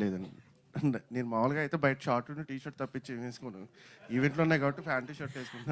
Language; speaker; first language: Telugu; native; Telugu